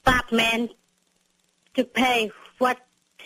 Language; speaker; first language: English; non-native, learner; Vietnamese